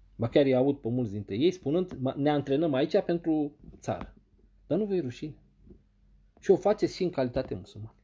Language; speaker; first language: Romanian; non-native, fluent; Arabic